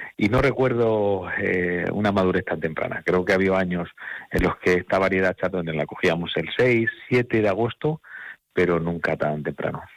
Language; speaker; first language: Spanish; native; Spanish